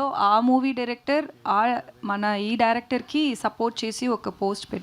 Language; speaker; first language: Telugu; non-native, learner; Tamil